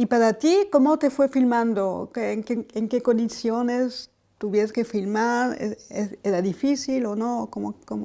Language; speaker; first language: Spanish; non-native, fluent; French